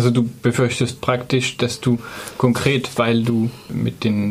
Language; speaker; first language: German; native; German